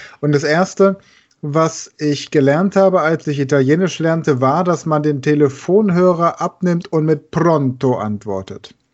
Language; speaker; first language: German; native; German